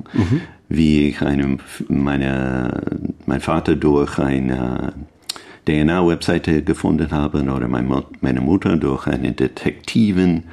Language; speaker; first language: German; non-native, learner; English